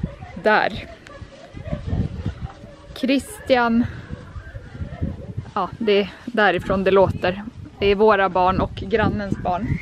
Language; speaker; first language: Swedish; native; Swedish